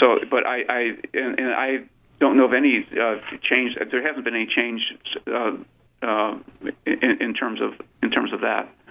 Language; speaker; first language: English; native; English